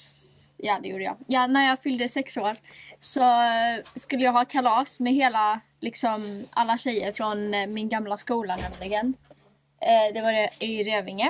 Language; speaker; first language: Swedish; native; Swedish